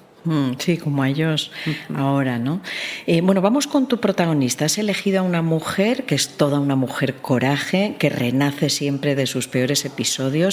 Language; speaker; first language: Spanish; native; Spanish